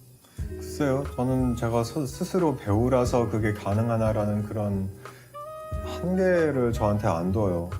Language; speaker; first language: Korean; early bilingual, heritage; Korean